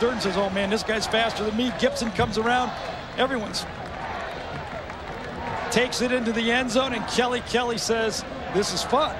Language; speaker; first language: English; native; English